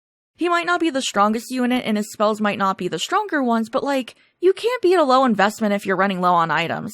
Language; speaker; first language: English; native; English